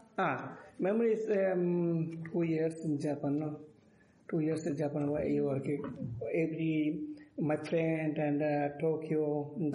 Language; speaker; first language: English; non-native, learner; Bangla